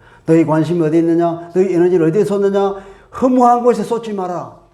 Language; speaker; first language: Korean; native; Korean